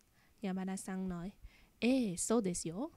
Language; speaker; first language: Japanese; non-native, fluent; Vietnamese